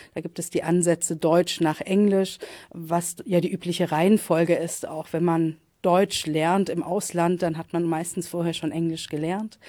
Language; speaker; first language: German; native; German